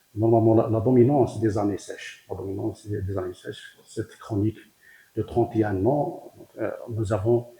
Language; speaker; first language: French; non-native, local second language; Arabic